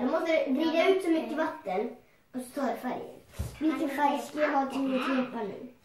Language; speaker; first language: Swedish; early bilingual, other home language; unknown